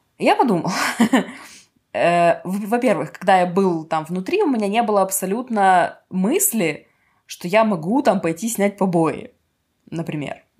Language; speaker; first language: Russian; non-native, local second language; Ukrainian